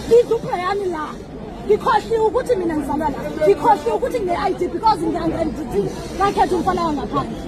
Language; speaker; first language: Zulu; non-native, local second language; Xhosa